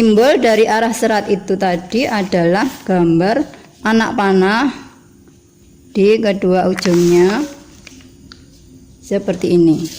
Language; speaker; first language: Indonesian; native; Indonesian